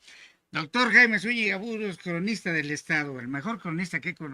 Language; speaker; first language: Spanish; native; Spanish